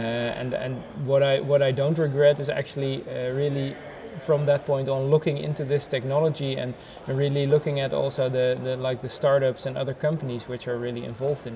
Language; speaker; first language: English; non-native, fluent; Dutch